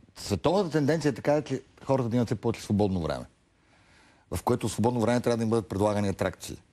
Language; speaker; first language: Bulgarian; native; Bulgarian